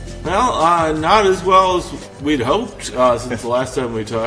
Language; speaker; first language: English; native; English